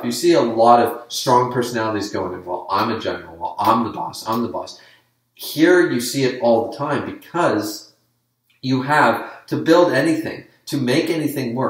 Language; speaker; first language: English; native; English